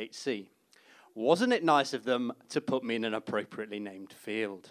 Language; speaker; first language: English; native; English